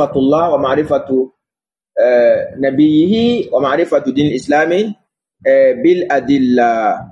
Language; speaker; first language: Arabic; non-native, fluent; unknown